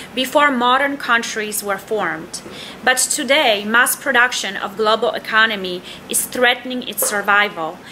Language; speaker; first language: English; non-native, fluent; Polish